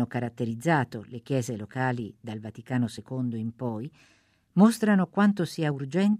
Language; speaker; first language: Italian; native; Italian